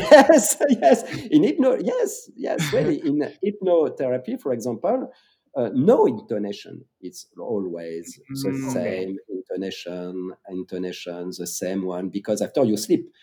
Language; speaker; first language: English; non-native, fluent; French